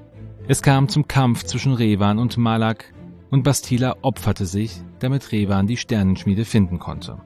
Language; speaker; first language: German; native; German